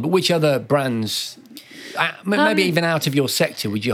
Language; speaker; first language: English; native; English